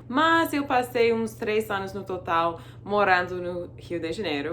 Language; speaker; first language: Portuguese; non-native, fluent; English